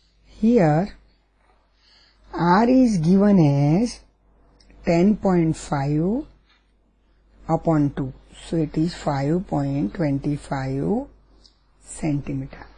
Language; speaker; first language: English; non-native, local second language; Gujarati